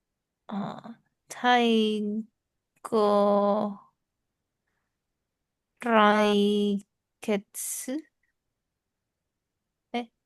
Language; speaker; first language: Japanese; non-native, learner; Indonesian